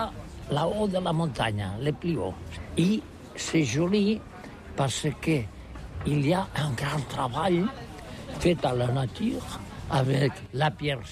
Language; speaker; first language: French; non-native, learner; Catalan